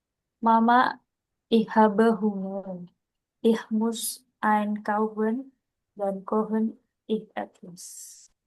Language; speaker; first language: German; non-native, learner; Indonesian